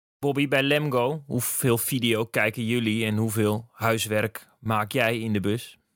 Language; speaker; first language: Dutch; native; Dutch